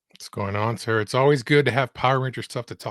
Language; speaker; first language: English; native; English